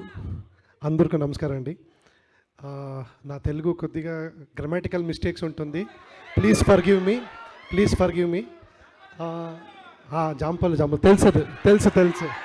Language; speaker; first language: Telugu; non-native, learner; Kannada